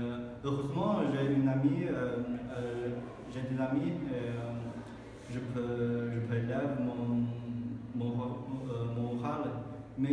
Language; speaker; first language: French; non-native, learner; Chinese